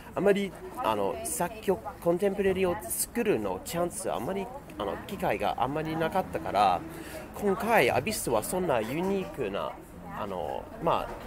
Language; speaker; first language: Japanese; non-native, fluent; English